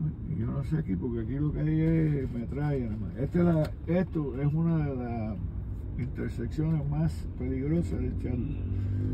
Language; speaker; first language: Spanish; native; Spanish